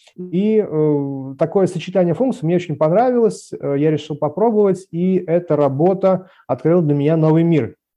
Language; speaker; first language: Russian; native; Russian